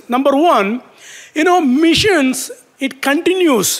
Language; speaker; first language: English; non-native, local second language; Tamil